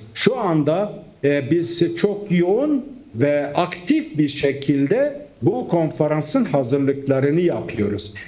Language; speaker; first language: Turkish; non-native, local second language; Kurdish